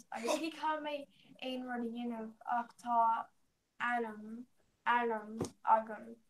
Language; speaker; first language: Irish; non-native, learner; English